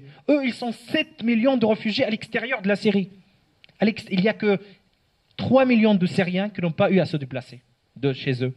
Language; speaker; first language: French; non-native, local second language; Arabic